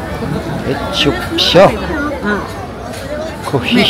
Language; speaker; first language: Japanese; non-native, learner; French